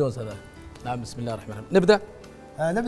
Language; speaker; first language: Arabic; native; Arabic